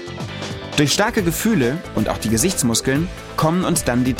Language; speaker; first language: German; native; German